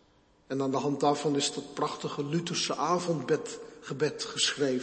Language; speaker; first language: Dutch; native; Dutch